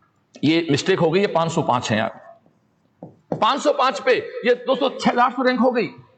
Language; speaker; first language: Hindi; native; Hindi